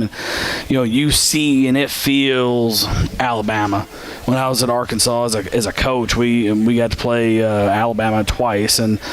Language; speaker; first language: English; native; English